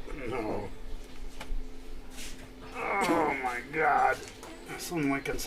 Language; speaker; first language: Spanish; non-native, learner; English